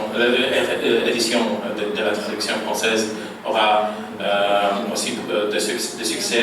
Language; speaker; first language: French; non-native, fluent; Polish